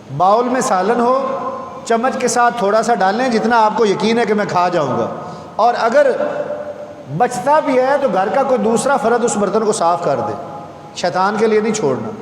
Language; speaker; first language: Urdu; non-native, local second language; Punjabi